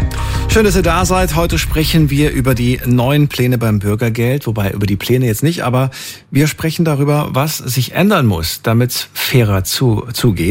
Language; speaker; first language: German; native; German